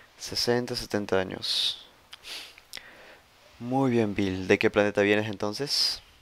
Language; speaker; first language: Spanish; native; Spanish